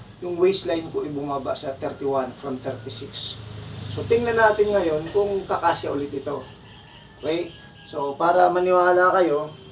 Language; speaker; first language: Filipino; non-native, local second language; Bikol